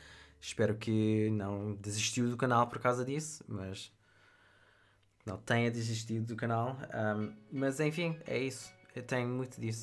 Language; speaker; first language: Portuguese; non-native, fluent; English